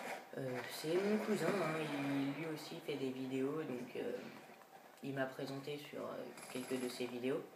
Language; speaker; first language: French; native; French